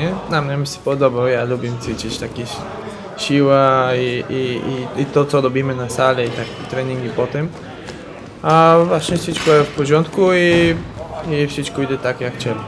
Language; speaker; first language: Polish; non-native, learner; Bulgarian